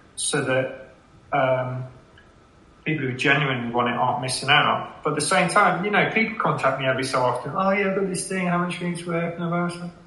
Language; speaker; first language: English; native; English